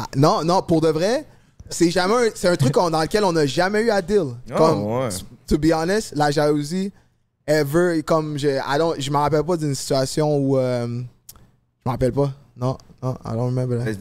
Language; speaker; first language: French; native; French